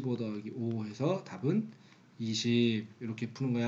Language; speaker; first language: Korean; native; Korean